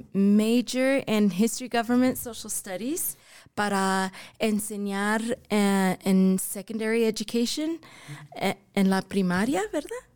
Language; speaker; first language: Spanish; early bilingual, heritage; English